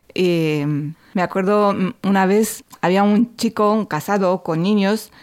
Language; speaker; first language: Spanish; non-native, fluent; Romanian